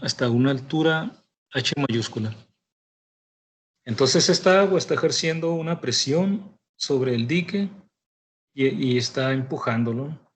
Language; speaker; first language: Spanish; native; Spanish